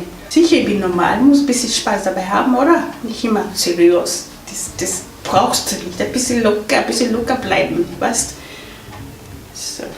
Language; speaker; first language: German; non-native, fluent; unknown